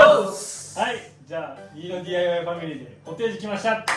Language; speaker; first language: Japanese; native; Japanese